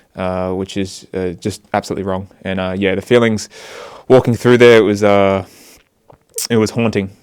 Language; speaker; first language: English; native; English